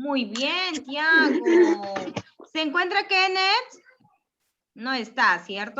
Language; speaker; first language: Spanish; native; Spanish